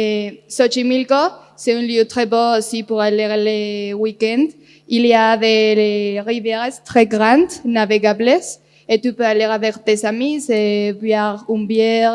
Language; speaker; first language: French; non-native, learner; Spanish